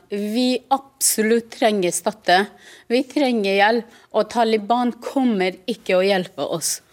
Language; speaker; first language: Norwegian; non-native, learner; Persian